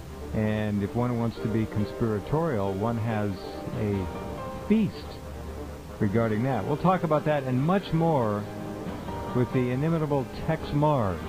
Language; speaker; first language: English; native; English